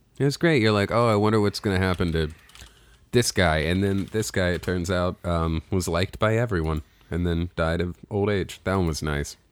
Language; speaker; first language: English; native; English